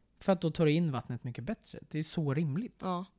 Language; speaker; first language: Swedish; native; Swedish